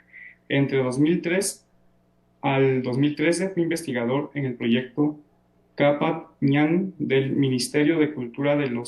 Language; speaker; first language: Spanish; native; Spanish